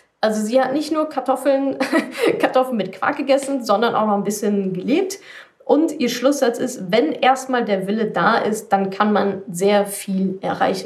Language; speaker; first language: German; native; German